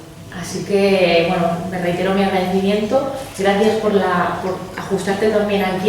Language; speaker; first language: Spanish; native; Spanish